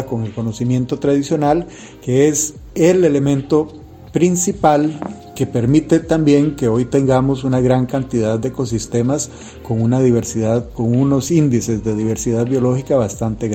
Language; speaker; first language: Spanish; native; Spanish